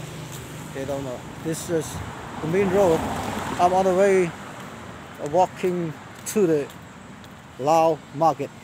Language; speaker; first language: English; non-native, learner; Lao